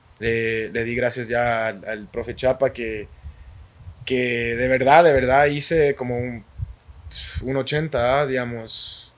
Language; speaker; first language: Spanish; native; Spanish